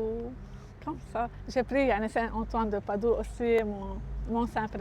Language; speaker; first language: French; non-native, local second language; Arabic